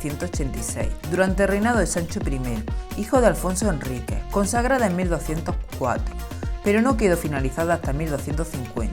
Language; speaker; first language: Spanish; native; Spanish